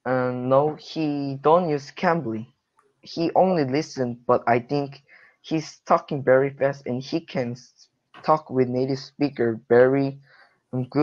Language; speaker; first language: English; non-native, learner; Korean